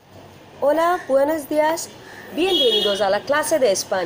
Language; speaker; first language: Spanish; non-native, fluent; Bangla